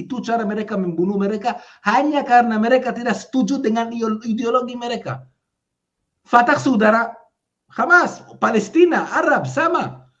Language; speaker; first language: Indonesian; non-native, fluent; Hebrew